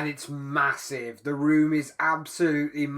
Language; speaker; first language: English; native; English